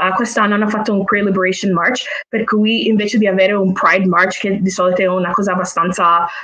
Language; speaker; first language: Italian; non-native, fluent; English